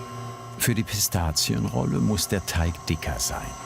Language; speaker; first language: German; native; German